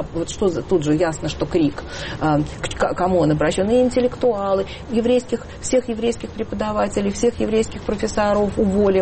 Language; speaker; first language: Russian; native; Russian